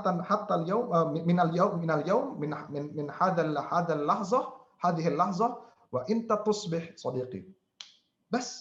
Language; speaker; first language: Arabic; non-native, fluent; Indonesian